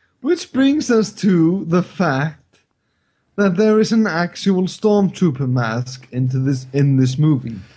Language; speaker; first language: English; non-native, fluent; Icelandic